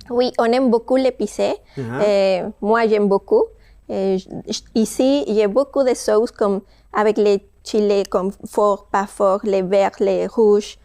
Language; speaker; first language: French; non-native, fluent; Spanish